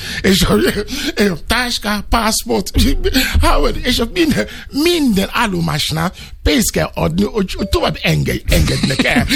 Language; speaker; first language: Hungarian; non-native, fluent; Yoruba